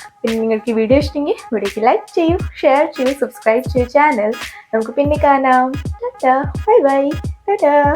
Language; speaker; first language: Malayalam; non-native, local second language; Hindi